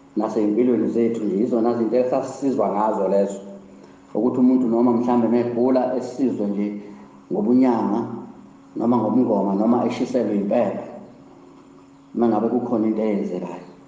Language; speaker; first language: Zulu; native; Zulu